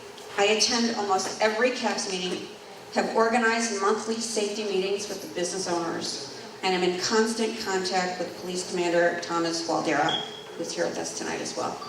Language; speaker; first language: English; native; English